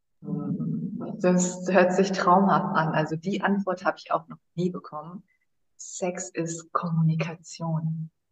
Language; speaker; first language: German; early bilingual, other home language; Vietnamese